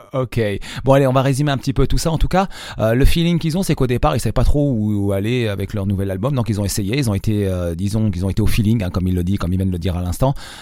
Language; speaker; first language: French; non-native, local second language; Arabic